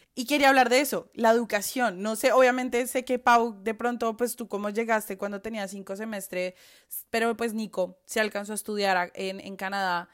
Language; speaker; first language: Spanish; native; Spanish